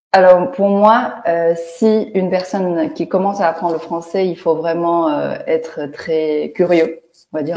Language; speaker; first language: French; non-native, fluent; Chinese